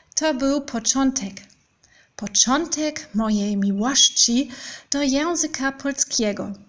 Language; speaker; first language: Polish; non-native, learner; German